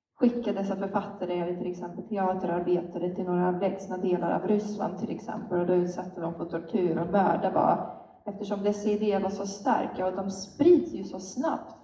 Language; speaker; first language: Swedish; non-native, learner; Ukrainian